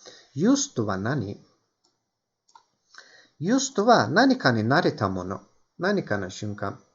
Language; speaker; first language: Japanese; non-native, fluent; Turkish